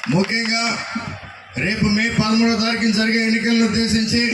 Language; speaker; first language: Telugu; native; Telugu